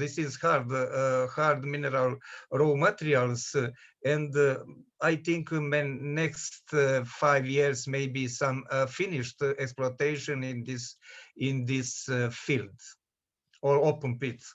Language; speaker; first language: English; non-native, learner; Serbian